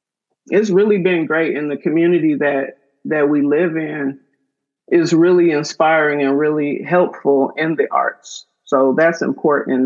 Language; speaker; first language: English; native; English